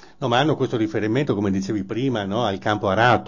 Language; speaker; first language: Italian; native; Italian